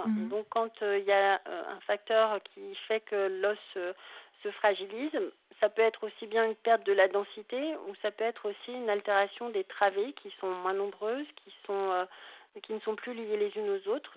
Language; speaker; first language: French; native; French